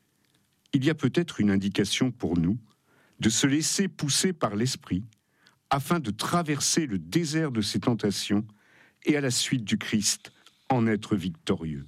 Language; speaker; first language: French; native; French